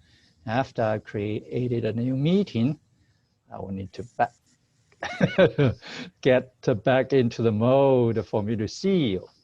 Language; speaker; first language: English; non-native, fluent; Chinese